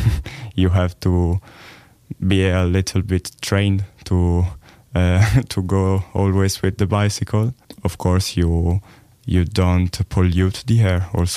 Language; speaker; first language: English; non-native, learner; Italian